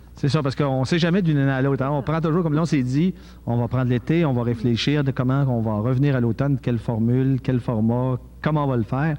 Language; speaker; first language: French; native; French